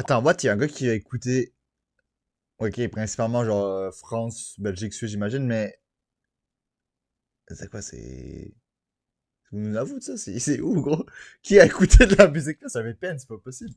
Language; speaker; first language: French; native; French